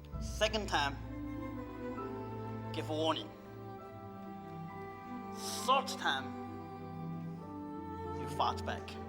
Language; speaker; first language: English; non-native, learner; Chinese